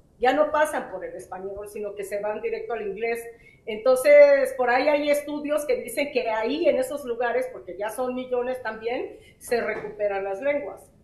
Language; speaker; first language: Spanish; non-native, local second language; Zapotec